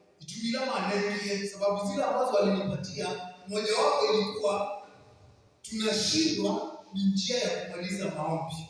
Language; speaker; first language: Swahili; non-native, local second language; Kamba